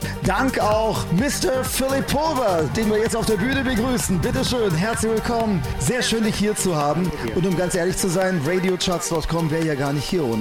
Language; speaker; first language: German; native; German